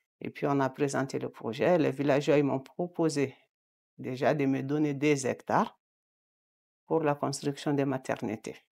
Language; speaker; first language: French; non-native, local second language; Bambara